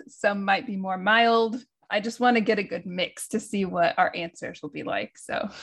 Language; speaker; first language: English; native; English